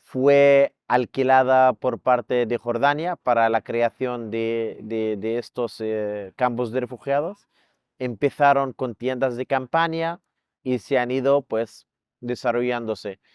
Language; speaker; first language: Spanish; non-native, fluent; Arabic